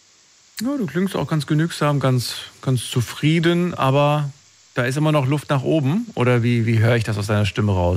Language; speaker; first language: German; native; German